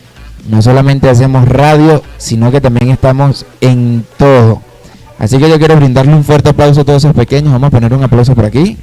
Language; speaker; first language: Spanish; native; Spanish